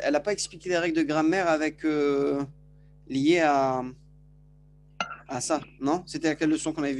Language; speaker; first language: French; native; French